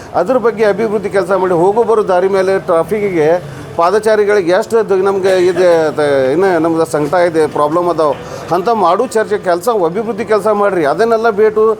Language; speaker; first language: Kannada; non-native, local second language; Urdu